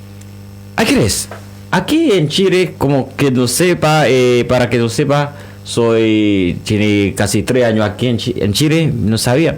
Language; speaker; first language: Spanish; non-native, learner; Haitian Creole